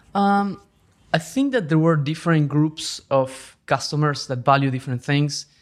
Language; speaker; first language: English; non-native, fluent; Spanish